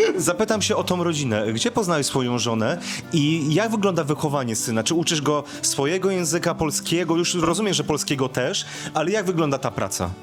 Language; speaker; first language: Polish; native; Polish